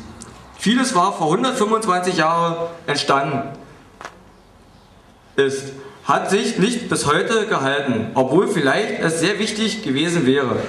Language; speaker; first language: German; native; German